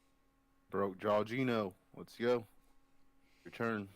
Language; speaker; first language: English; native; English